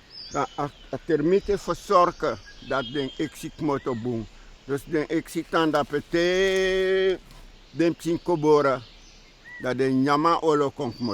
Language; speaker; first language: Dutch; non-native, local second language; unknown